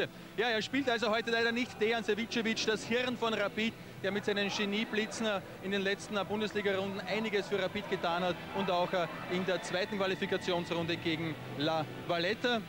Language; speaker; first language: German; native; German